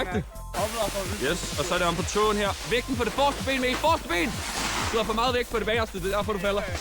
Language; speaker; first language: Danish; native; Danish